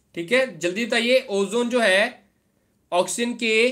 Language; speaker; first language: Hindi; native; Hindi